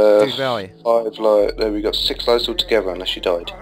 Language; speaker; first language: English; native; English